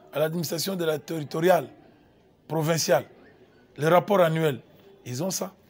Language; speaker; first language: French; non-native, local second language; Lingala